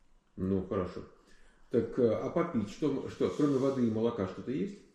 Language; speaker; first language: Russian; native; Russian